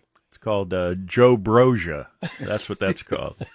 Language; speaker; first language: English; native; English